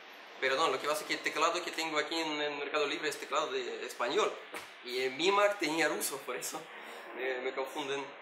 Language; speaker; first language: Spanish; non-native, learner; Russian